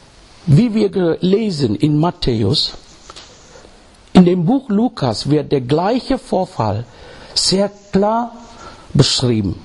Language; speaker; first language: German; non-native, learner; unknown